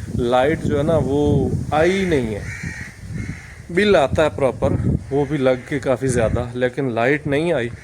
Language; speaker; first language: Urdu; non-native, local second language; Punjabi